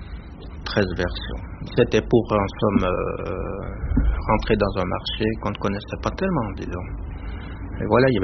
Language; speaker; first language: French; native; French